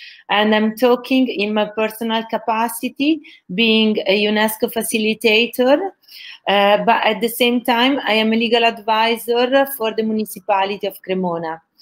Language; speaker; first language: English; non-native, fluent; Italian